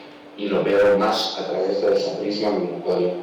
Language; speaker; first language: Spanish; non-native, learner; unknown